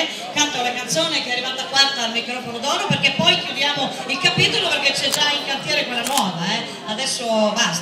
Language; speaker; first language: Italian; native; Italian